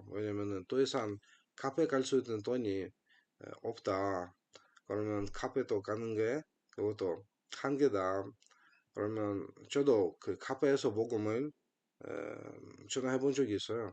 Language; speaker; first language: Korean; non-native, fluent; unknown